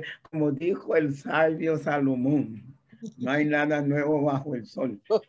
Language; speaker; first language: Spanish; non-native, local second language; English